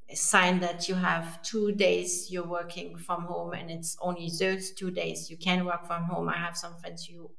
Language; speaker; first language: English; non-native, fluent; French